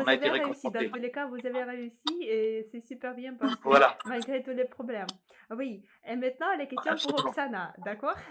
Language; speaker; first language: French; non-native, fluent; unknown